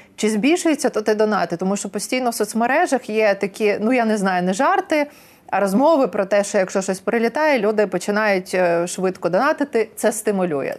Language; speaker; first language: Ukrainian; native; Ukrainian